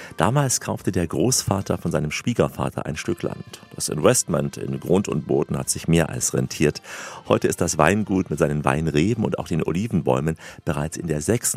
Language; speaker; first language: German; native; German